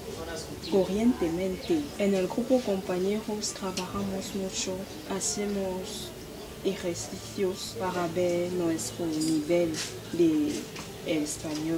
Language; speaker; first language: Spanish; non-native, learner; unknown